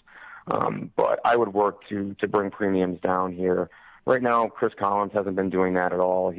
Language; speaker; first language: English; native; English